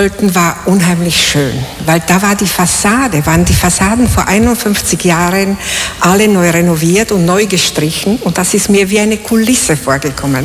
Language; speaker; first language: German; non-native, fluent; Slovak